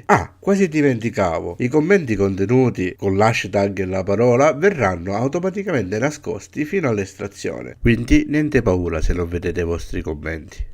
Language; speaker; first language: Italian; native; Italian